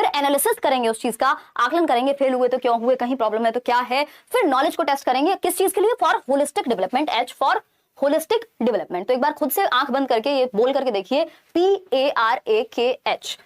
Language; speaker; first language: Hindi; native; Hindi